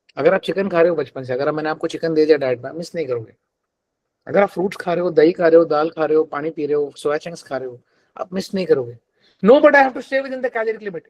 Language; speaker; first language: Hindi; non-native, local second language; Telugu